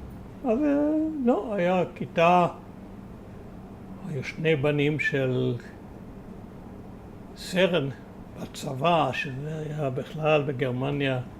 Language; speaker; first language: Hebrew; early bilingual, other home language; German